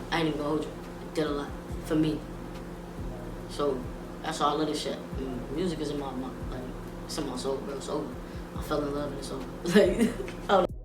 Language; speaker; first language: English; native; English